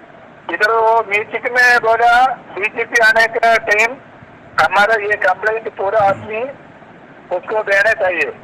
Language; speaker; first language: Hindi; non-native, local second language; Malayalam